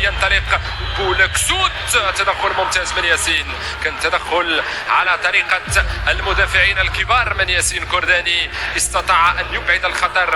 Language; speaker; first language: Arabic; native; Arabic